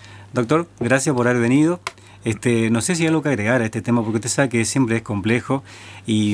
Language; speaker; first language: Spanish; native; Spanish